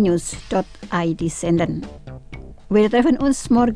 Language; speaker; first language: German; non-native, fluent; Indonesian